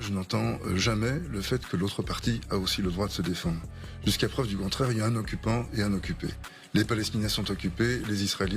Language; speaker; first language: French; native; French